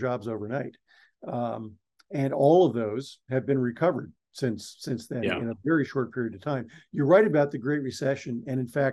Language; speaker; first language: English; native; English